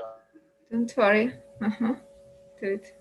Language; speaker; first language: English; non-native, learner; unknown